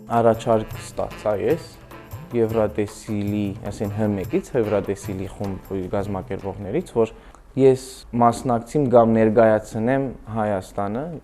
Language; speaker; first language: Armenian; early bilingual, heritage; Armenian